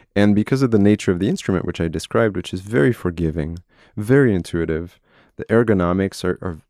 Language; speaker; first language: English; non-native, fluent; French